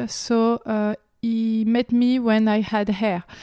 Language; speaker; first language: English; non-native, learner; French